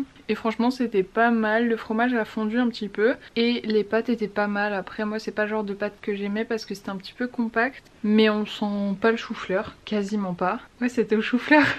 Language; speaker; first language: French; native; French